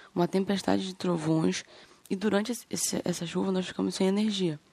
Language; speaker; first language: Portuguese; native; Portuguese